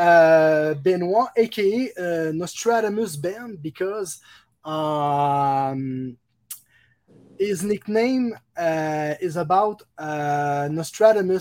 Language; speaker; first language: English; non-native, local second language; French